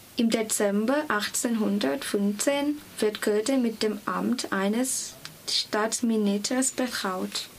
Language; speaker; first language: German; non-native, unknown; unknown